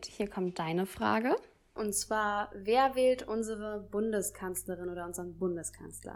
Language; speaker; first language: German; native; German